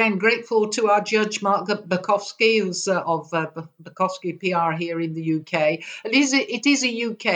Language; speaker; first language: English; native; English